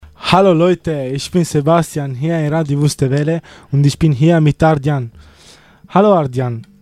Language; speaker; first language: German; non-native, learner; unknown